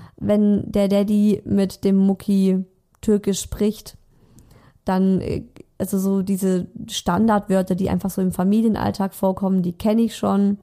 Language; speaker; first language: German; native; German